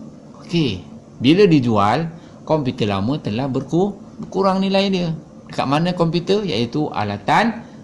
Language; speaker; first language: Malay; native; Malay